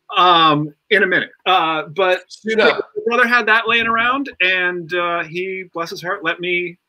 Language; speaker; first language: English; native; English